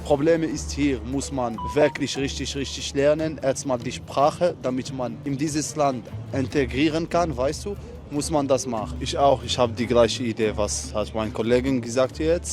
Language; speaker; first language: German; non-native, learner; Arabic